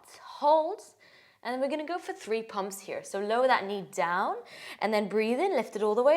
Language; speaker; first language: English; native; English